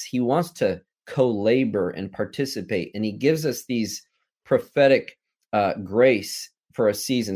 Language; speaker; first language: English; native; English